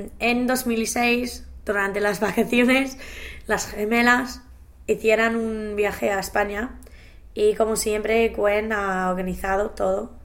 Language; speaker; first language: Spanish; non-native, learner; English